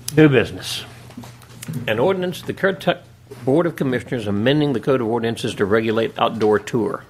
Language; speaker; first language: English; native; English